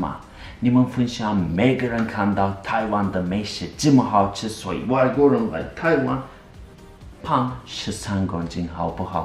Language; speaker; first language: Chinese; non-native, learner; Turkish